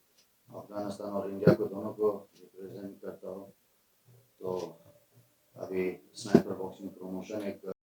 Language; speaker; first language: Hindi; non-native, fluent; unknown